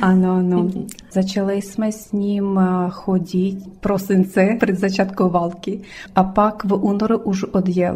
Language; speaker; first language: Czech; early bilingual, other home language; Ukrainian